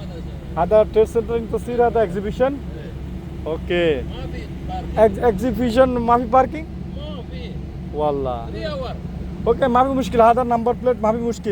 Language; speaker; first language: Arabic; non-native, learner; Bangla